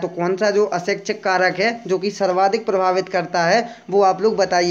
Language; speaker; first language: Hindi; native; Hindi